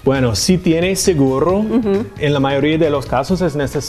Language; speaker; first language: Spanish; non-native, fluent; English